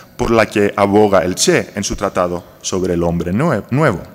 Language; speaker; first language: Spanish; non-native, fluent; Greek